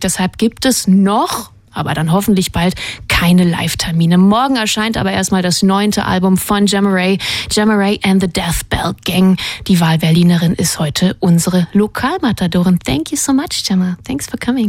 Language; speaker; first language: German; native; German